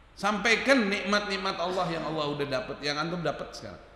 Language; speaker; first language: Indonesian; native; Indonesian